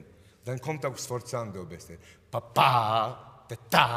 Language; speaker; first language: German; non-native, fluent; Latvian